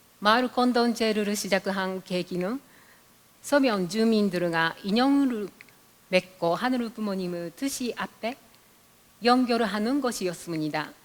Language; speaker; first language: Korean; non-native, fluent; Japanese